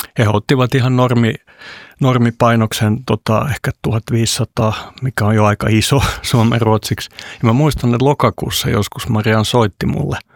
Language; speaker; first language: Finnish; non-native, local second language; Swedish